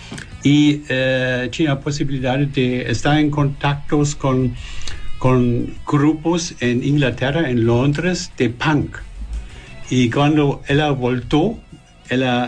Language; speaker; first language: Spanish; non-native, fluent; German